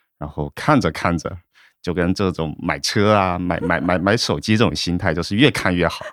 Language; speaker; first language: Chinese; native; Chinese